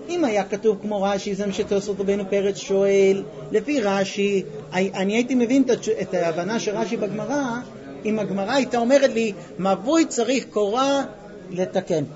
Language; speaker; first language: Hebrew; non-native, fluent; English